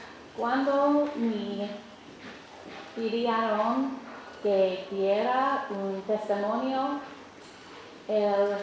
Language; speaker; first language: Spanish; non-native, learner; English